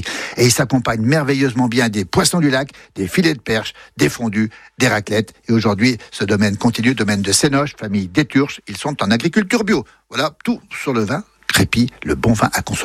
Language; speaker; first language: French; native; French